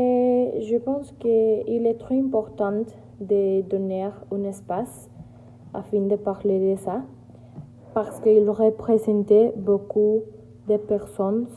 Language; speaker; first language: French; non-native, learner; Spanish